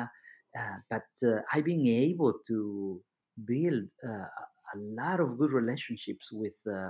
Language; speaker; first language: English; non-native, fluent; Spanish